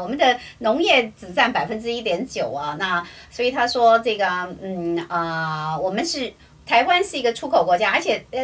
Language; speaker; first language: Chinese; native; Chinese